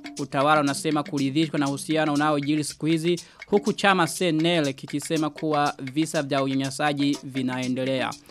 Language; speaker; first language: Swahili; non-native, local second language; Rundi